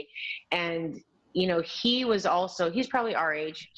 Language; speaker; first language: English; native; English